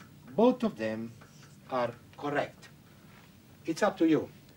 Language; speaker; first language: English; non-native, fluent; Italian